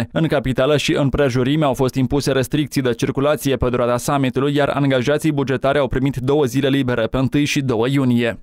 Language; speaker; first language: Romanian; native; Romanian